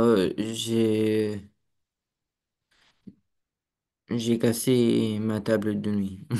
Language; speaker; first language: French; non-native, learner; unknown